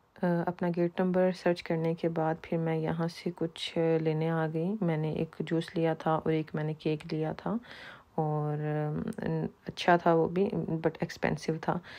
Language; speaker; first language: Urdu; non-native, local second language; Punjabi